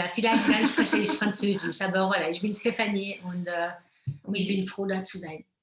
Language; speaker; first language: German; non-native, local second language; French